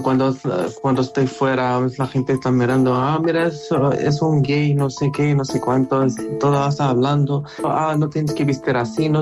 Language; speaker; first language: Spanish; non-native, learner; Arabic